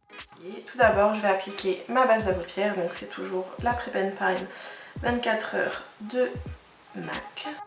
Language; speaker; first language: French; native; French